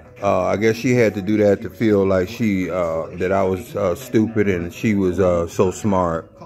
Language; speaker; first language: English; native; English